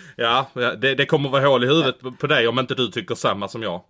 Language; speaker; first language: Swedish; native; Swedish